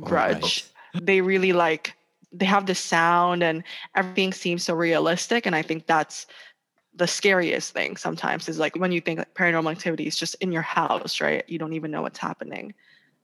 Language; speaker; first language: English; non-native, local second language; Hiligaynon